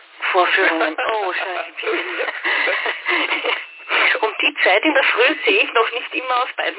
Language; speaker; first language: German; native; German